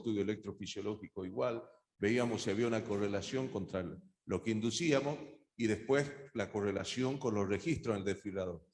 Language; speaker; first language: Spanish; native; Spanish